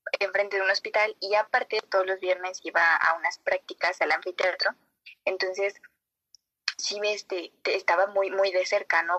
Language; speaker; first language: Spanish; native; Spanish